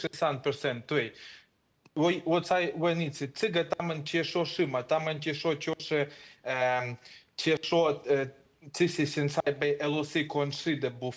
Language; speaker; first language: Chinese; non-native, fluent; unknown